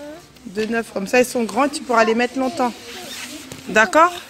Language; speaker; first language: French; native; French